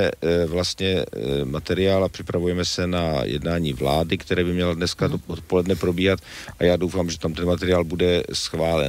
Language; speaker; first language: Czech; native; Czech